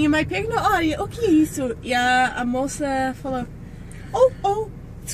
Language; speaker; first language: Portuguese; non-native, fluent; English